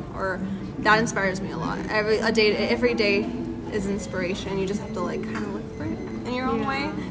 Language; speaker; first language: English; early bilingual, other home language; Spanish